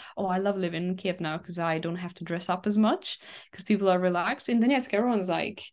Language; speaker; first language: English; early bilingual, other home language; Ukrainian